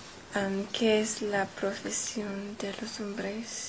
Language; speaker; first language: Spanish; non-native, learner; English